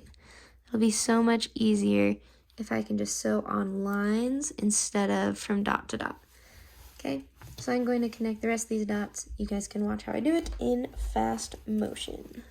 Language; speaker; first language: English; native; English